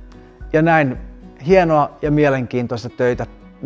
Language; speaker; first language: Finnish; native; Finnish